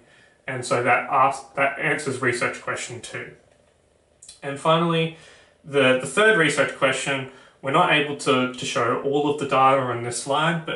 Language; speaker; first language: English; native; English